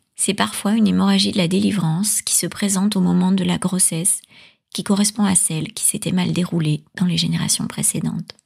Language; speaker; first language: French; native; French